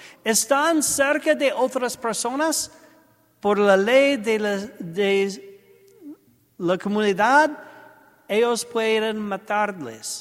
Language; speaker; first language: Spanish; non-native, learner; English